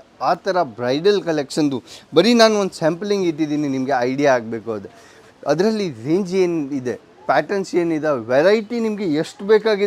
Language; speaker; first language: Kannada; non-native, fluent; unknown